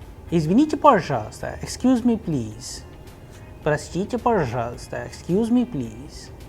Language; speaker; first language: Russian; non-native, fluent; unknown